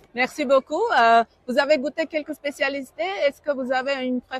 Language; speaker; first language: French; non-native, fluent; Armenian